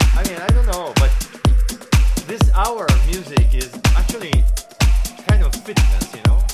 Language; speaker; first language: English; non-native, fluent; Italian